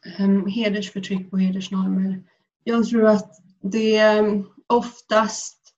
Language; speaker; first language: Swedish; early bilingual, other home language; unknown